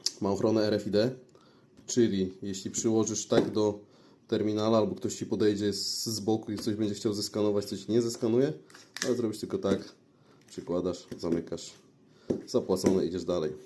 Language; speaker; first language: Polish; native; Polish